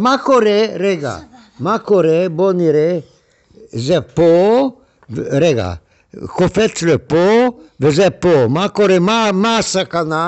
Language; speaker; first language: Hebrew; non-native, fluent; Hungarian